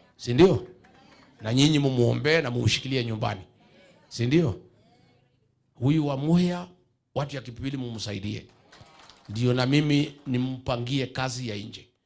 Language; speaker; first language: Swahili; non-native, local second language; Kikuyu